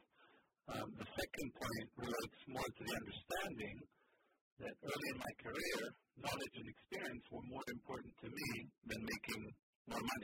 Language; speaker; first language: English; non-native, fluent; Hebrew